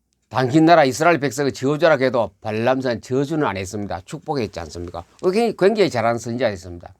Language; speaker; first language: Korean; native; Korean